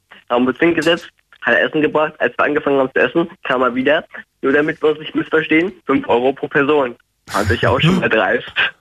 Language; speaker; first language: German; native; German